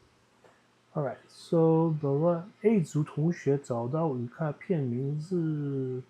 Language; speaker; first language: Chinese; non-native, learner; Dutch